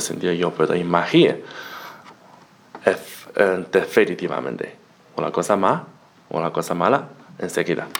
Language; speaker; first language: Spanish; non-native, learner; Chinese